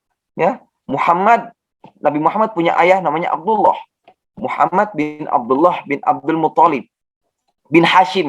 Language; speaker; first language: Indonesian; native; Indonesian